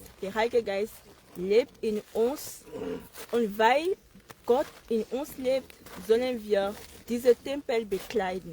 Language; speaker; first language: German; non-native, fluent; Yoruba